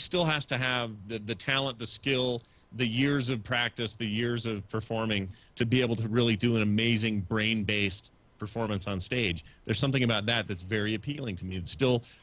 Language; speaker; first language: English; native; English